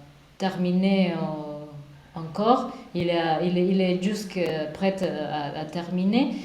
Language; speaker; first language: French; non-native, learner; Spanish